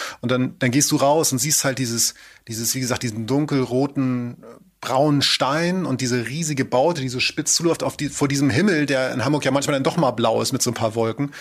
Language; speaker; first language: German; native; German